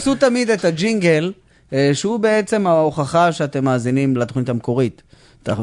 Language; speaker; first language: Hebrew; native; Hebrew